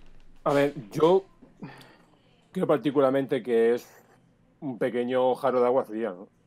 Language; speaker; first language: Spanish; native; Spanish